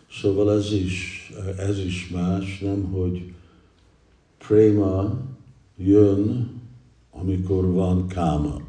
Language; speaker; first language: Hungarian; early bilingual, heritage; English